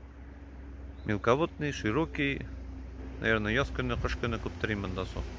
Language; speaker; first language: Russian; non-native, local second language; Tatar